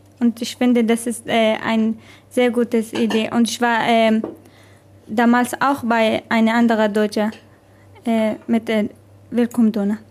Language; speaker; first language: German; non-native, learner; Arabic